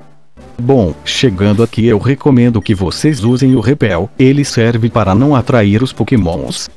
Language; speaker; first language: Portuguese; native; Portuguese